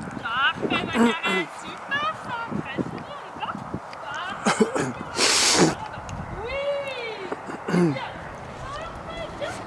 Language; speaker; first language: French; native; French